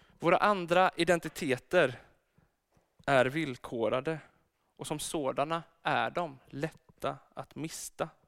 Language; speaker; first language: Swedish; native; Swedish